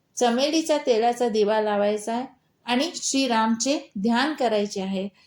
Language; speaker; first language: Marathi; non-native, local second language; Hindi